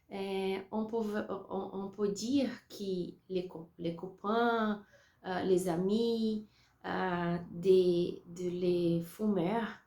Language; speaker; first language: French; non-native, learner; Portuguese